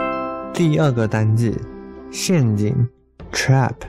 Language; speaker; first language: Chinese; native; Chinese